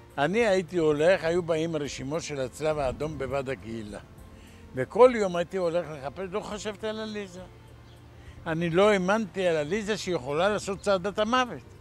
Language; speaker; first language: Hebrew; non-native, fluent; Ladino